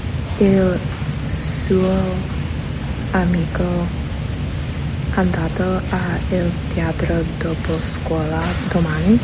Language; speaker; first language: Italian; non-native, learner; English